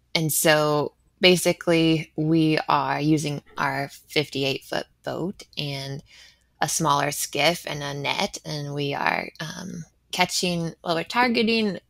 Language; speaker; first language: English; native; English